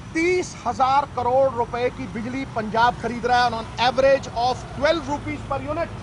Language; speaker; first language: Hindi; non-native, local second language; Punjabi